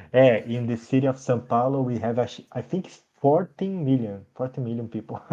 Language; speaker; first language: English; non-native, learner; Portuguese